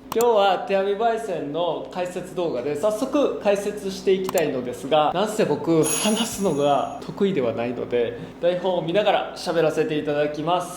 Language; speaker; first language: Japanese; native; Japanese